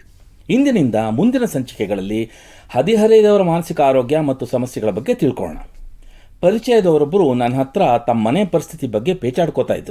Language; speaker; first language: Kannada; native; Kannada